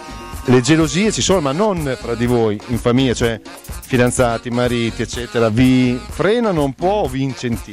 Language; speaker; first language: Italian; native; Italian